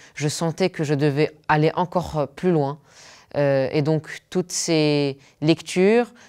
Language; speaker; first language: French; non-native, local second language; Arabic